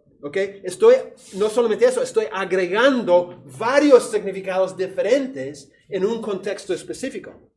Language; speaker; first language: Spanish; non-native, fluent; English